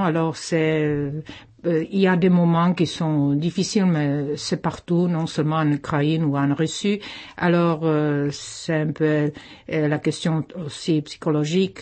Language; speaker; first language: French; non-native, fluent; Czech